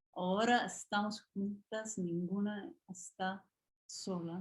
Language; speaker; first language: Spanish; non-native, learner; English